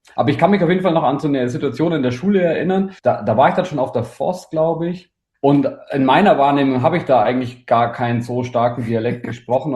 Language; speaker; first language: German; native; German